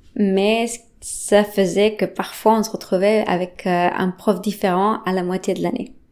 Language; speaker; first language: French; non-native, fluent; Spanish